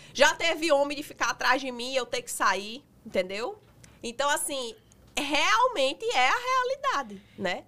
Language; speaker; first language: Portuguese; native; Portuguese